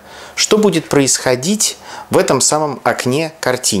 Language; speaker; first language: Russian; native; Russian